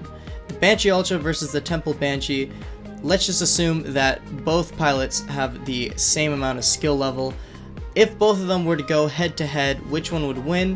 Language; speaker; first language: English; native; English